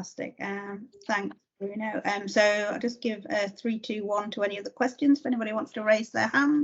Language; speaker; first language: English; native; English